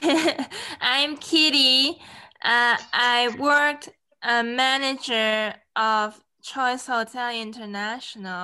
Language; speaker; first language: English; non-native, local second language; Cantonese